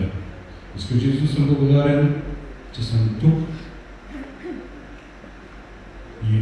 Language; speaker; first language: Bulgarian; early bilingual, heritage; Bulgarian